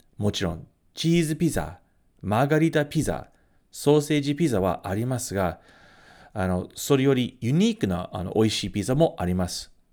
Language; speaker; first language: Japanese; non-native, fluent; English